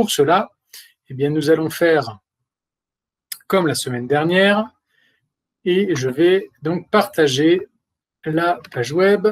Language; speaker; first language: French; native; French